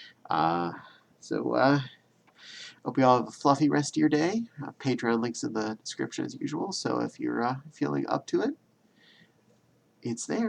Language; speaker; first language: English; native; English